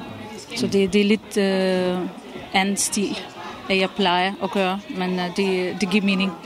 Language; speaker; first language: Danish; non-native, fluent; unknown